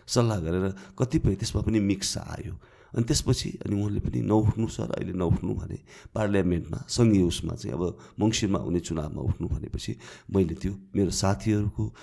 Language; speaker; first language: Nepali; native; Nepali